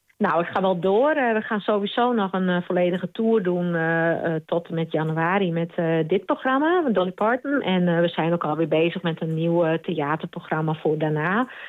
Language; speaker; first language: Dutch; non-native, local second language; Western Frisian